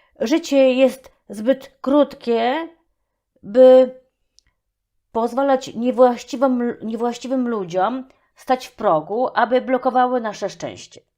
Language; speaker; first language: Polish; native; Polish